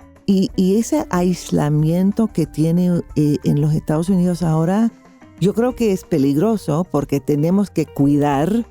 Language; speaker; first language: Spanish; non-native, fluent; English